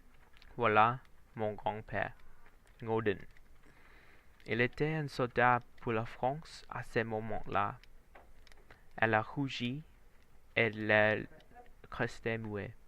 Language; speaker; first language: French; non-native, learner; Vietnamese